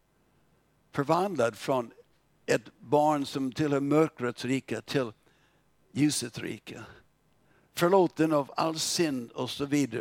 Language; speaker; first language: Swedish; non-native, fluent; English